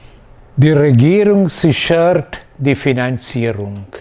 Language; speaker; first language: German; non-native, fluent; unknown